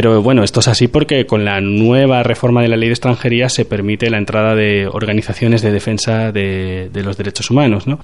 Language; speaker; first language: Spanish; native; Spanish